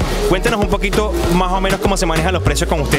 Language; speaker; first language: Spanish; native; Spanish